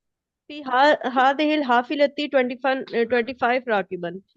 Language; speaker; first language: Arabic; non-native, learner; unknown